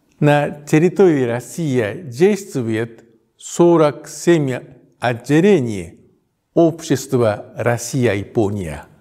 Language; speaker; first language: Russian; non-native, fluent; Japanese